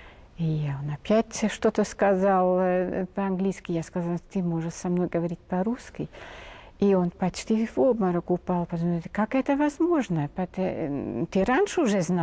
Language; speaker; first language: Russian; non-native, fluent; Dutch